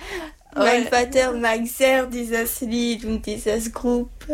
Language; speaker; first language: German; non-native, learner; French